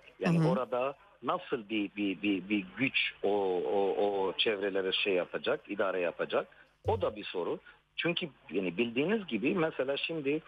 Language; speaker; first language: Turkish; non-native, fluent; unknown